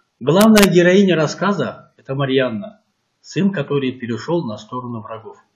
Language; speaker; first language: Russian; non-native, local second language; Kyrgyz